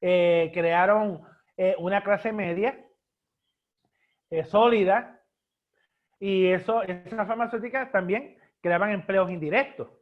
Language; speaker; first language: Spanish; native; Spanish